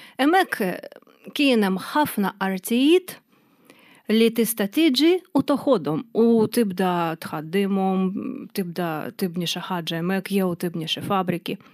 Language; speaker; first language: Maltese; non-native, fluent; Russian